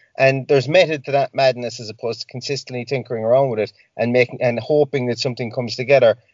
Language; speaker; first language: English; native; English